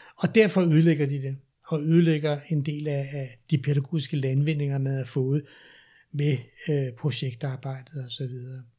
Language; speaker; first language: Danish; native; Danish